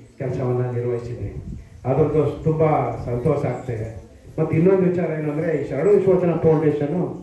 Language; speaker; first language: Kannada; native; Kannada